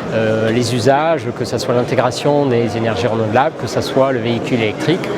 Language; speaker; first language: French; native; French